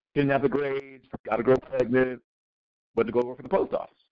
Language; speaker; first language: English; native; English